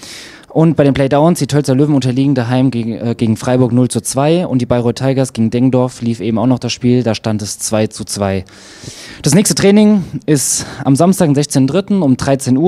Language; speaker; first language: German; native; German